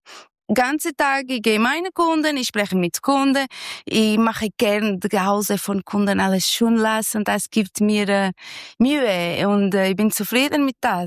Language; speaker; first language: German; non-native, learner; Portuguese